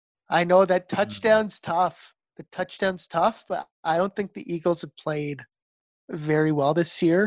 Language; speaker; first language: English; native; English